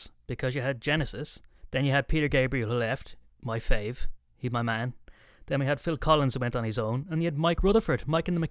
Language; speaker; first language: English; native; English